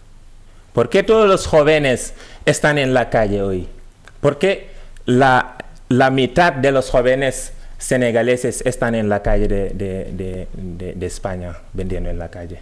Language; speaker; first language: Spanish; non-native, fluent; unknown